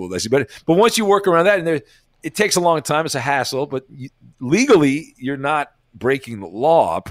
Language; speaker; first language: English; native; English